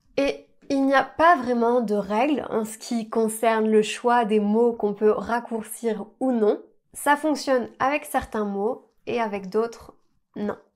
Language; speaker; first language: French; native; French